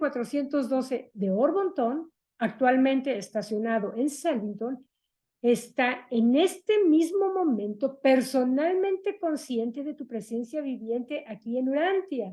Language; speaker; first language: Spanish; native; Spanish